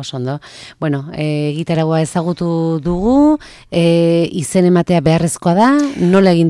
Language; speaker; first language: Basque; native; Basque